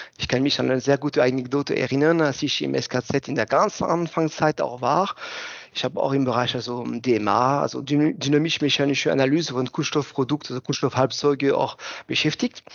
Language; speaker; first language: German; non-native, fluent; French